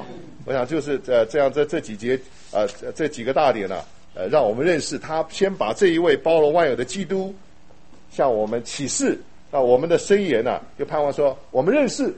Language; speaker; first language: Chinese; native; Chinese